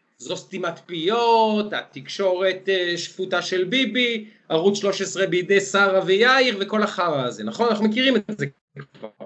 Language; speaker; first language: Hebrew; native; Hebrew